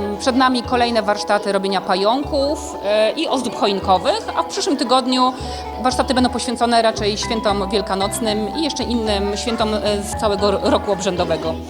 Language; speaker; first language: Polish; native; Polish